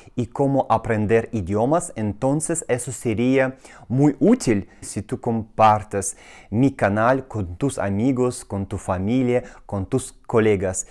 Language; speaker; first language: Spanish; non-native, fluent; Russian